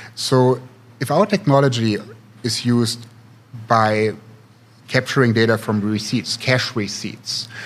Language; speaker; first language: English; non-native, fluent; German